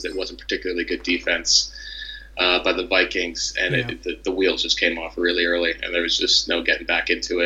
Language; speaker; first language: English; native; English